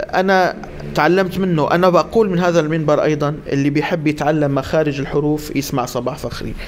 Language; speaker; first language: Arabic; native; Arabic